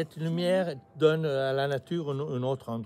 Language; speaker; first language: French; non-native, learner; Italian